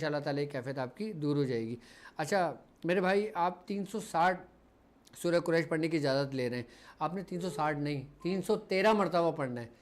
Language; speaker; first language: Urdu; native; Urdu